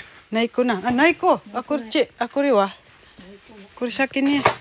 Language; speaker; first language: Japanese; non-native, fluent; Filipino